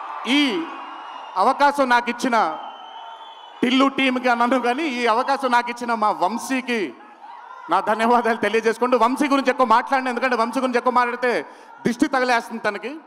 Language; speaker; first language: Telugu; native; Telugu